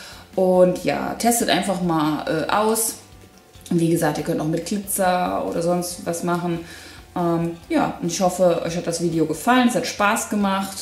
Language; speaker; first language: German; native; German